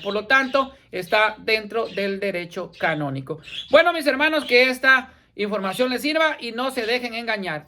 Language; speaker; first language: Spanish; native; Spanish